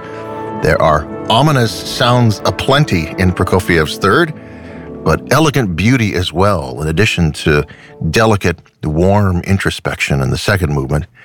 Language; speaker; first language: English; native; English